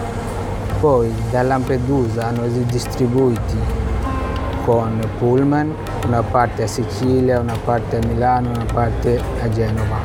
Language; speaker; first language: Italian; non-native, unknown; Bangla